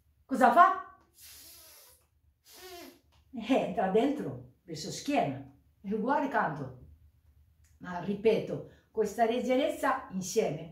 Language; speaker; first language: Italian; non-native, learner; Japanese